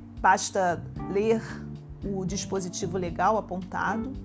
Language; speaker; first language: Portuguese; native; Portuguese